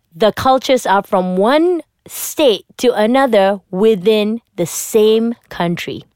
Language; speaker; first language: English; non-native, local second language; Malay